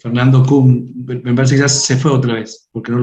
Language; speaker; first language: Spanish; native; Spanish